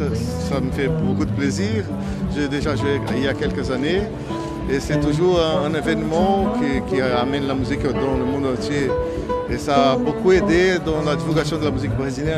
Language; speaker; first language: French; non-native, fluent; Portuguese